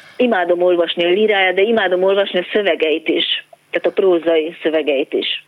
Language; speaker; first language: Hungarian; native; Hungarian